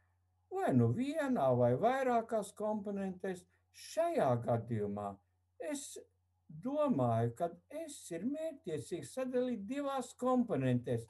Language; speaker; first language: Latvian; native; Latvian